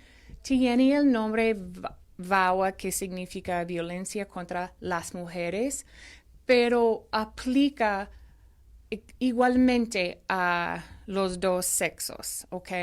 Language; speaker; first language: Spanish; non-native, fluent; English